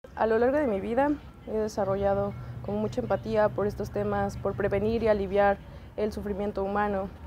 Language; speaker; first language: Spanish; native; Spanish